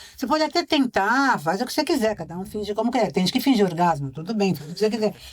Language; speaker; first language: Portuguese; native; Portuguese